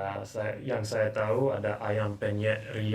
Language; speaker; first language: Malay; non-native, learner; English